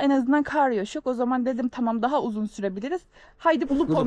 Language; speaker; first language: Turkish; native; Turkish